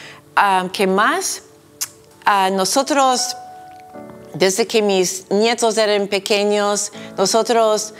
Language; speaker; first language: Spanish; non-native, fluent; English